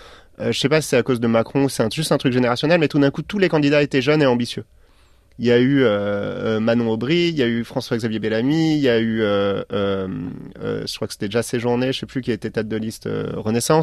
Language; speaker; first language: French; native; French